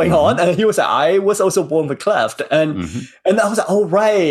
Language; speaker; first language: English; non-native, local second language; Cantonese